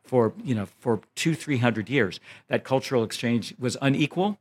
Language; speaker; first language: English; native; English